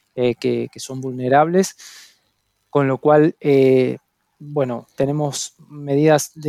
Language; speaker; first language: Spanish; native; Spanish